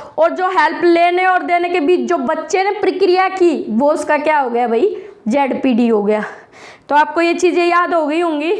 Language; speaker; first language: Hindi; native; Hindi